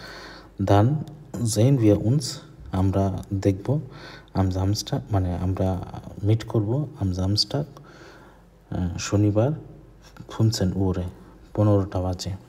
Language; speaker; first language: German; non-native, fluent; Bangla